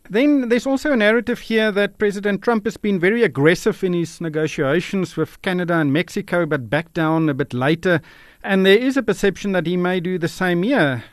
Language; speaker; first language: English; non-native, local second language; Afrikaans